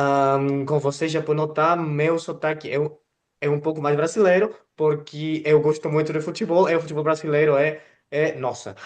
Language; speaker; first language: Portuguese; non-native, fluent; Spanish